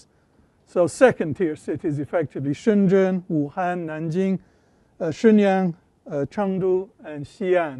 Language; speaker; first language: English; native; English